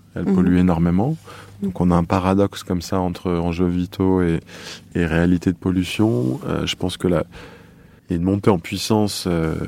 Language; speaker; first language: French; native; French